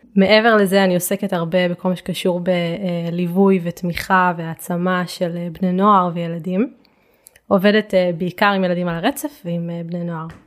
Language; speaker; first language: Hebrew; native; Hebrew